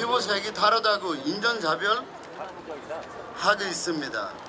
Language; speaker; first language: Korean; non-native, fluent; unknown